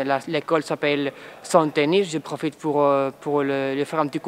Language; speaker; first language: French; non-native, fluent; Spanish